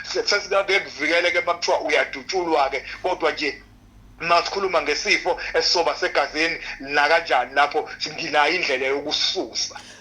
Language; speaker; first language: Zulu; native; Zulu